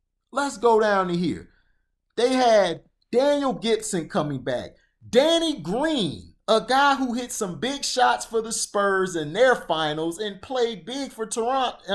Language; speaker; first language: English; native; English